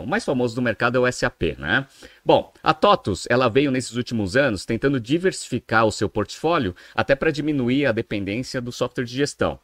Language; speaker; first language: Portuguese; native; Portuguese